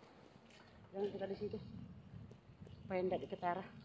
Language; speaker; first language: Indonesian; non-native, learner; Filipino